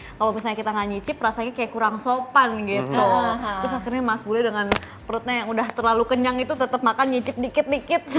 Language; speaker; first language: Indonesian; native; Indonesian